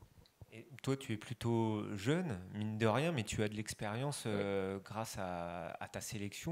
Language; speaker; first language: French; native; French